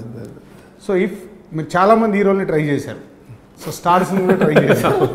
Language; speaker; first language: Telugu; native; Telugu